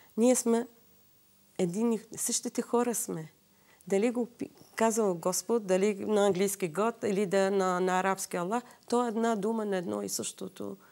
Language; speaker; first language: Bulgarian; non-native, fluent; Assyrian Neo-Aramaic